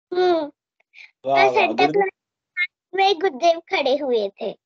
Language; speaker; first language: Hindi; native; Hindi